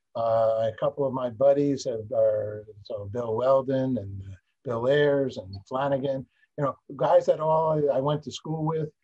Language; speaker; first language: English; native; English